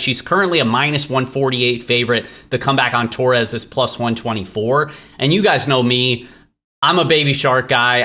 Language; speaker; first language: English; native; English